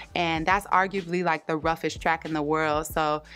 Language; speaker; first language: English; native; English